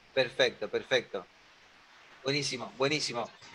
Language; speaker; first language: Spanish; native; Spanish